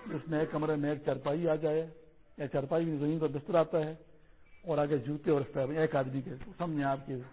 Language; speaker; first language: Urdu; non-native, local second language; Pashto